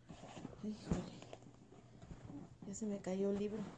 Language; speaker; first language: Spanish; native; Spanish